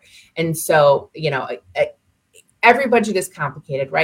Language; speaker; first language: English; native; English